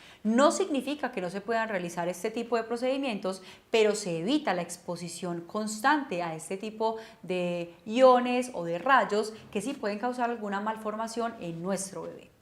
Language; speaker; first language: Spanish; native; Spanish